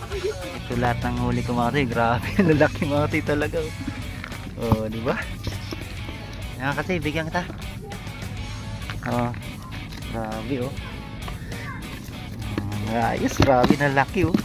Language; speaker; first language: Filipino; native; Filipino